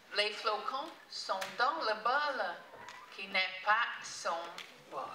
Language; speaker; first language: French; non-native, fluent; English